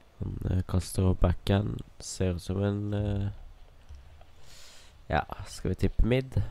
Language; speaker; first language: Norwegian; native; Norwegian